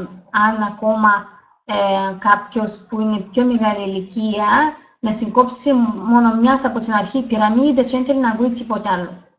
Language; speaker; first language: Greek; non-native, learner; Russian